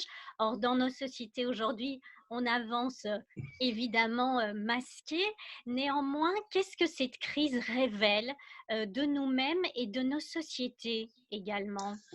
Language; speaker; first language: French; native; French